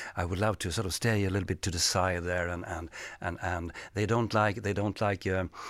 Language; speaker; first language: English; non-native, fluent; Swedish